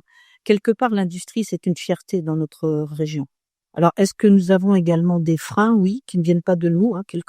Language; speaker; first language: French; native; French